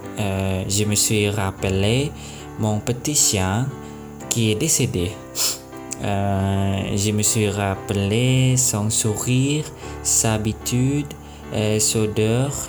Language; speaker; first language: French; non-native, learner; Indonesian